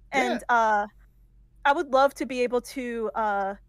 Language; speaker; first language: English; native; English